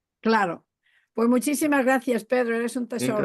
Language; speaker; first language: Spanish; native; Spanish